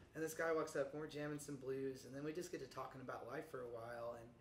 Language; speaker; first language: English; native; English